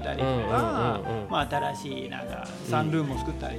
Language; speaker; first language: Japanese; non-native, fluent; Danish